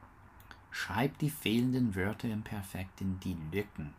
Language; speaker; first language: German; non-native, learner; English